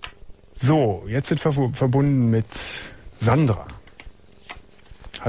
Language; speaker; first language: German; native; German